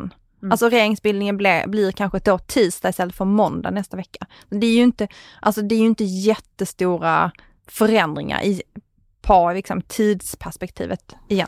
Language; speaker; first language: Swedish; native; Swedish